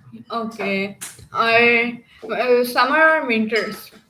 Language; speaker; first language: English; non-native, local second language; Urdu